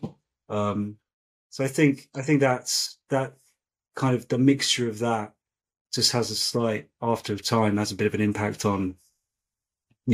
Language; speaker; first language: English; native; English